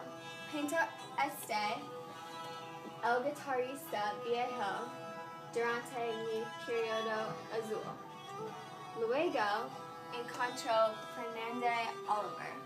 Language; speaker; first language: Spanish; non-native, learner; English